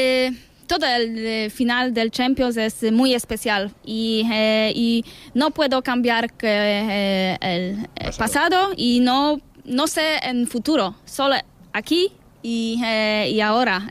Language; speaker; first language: Spanish; non-native, learner; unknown